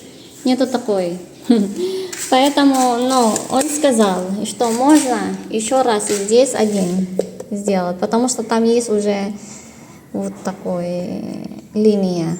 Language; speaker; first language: Russian; non-native, learner; Filipino